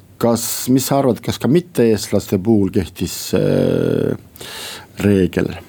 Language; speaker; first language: Estonian; non-native, local second language; Russian